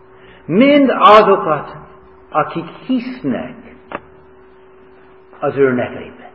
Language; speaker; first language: Hungarian; non-native, fluent; English